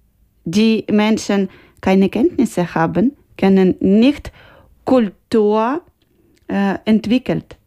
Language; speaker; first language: German; non-native, learner; Ukrainian